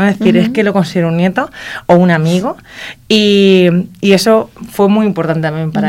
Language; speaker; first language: Spanish; native; Spanish